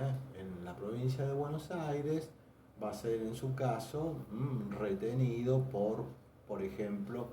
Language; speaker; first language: Spanish; native; Spanish